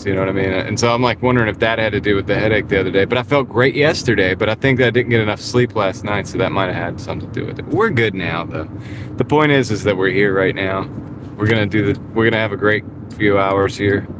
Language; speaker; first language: English; native; English